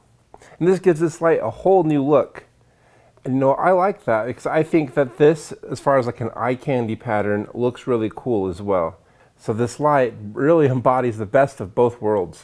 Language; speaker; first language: English; native; English